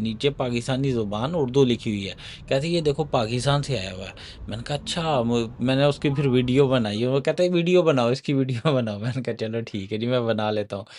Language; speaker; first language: Urdu; non-native, local second language; Punjabi